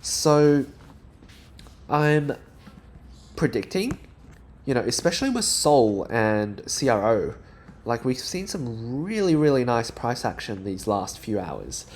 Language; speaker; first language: English; native; English